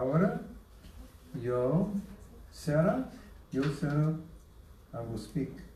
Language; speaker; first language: Spanish; non-native, learner; English